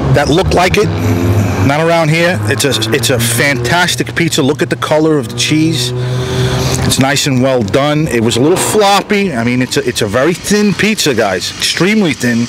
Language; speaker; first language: English; native; English